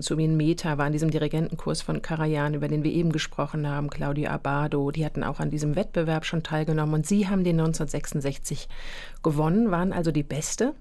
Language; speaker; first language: German; native; German